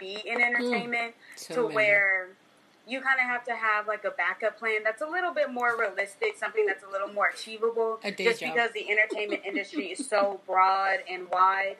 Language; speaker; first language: English; native; English